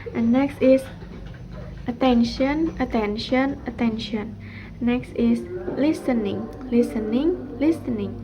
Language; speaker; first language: English; non-native, learner; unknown